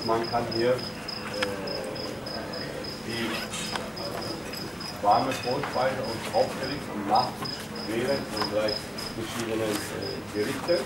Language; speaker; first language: German; non-native, fluent; Turkish